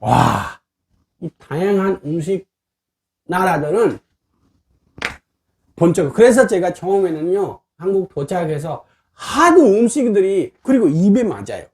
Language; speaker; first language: Korean; non-native, fluent; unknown